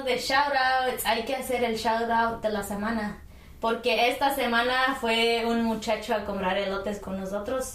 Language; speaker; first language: Spanish; early bilingual, heritage; Spanish